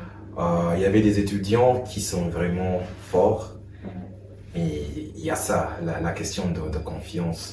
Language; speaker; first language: French; non-native, fluent; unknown